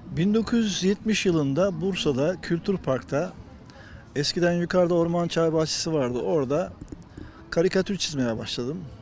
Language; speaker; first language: Turkish; native; Turkish